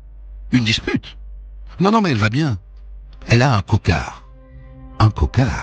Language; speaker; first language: French; native; French